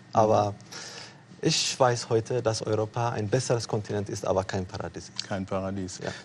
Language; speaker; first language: German; non-native, fluent; Tigrinya